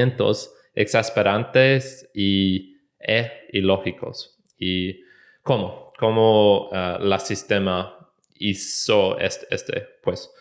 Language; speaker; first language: Spanish; non-native, learner; English